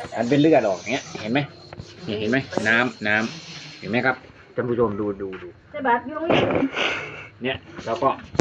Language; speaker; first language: Thai; native; Thai